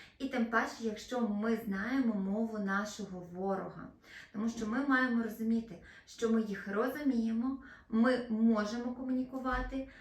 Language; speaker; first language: Ukrainian; non-native, local second language; Russian